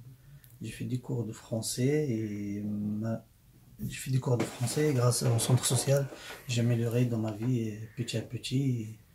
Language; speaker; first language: French; non-native, learner; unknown